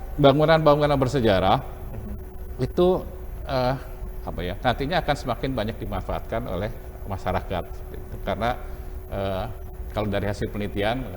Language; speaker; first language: Indonesian; native; Indonesian